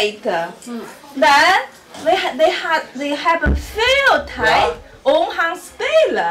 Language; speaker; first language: Dutch; non-native, learner; Chinese